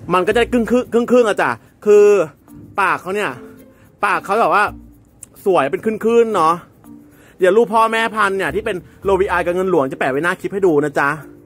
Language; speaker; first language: Thai; native; Thai